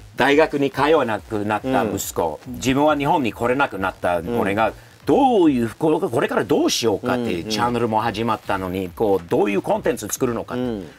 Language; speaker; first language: Japanese; non-native, fluent; English